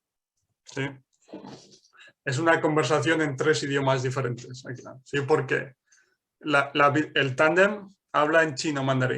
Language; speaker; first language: Spanish; non-native, fluent; English